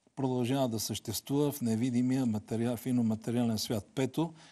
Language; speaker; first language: Bulgarian; native; Bulgarian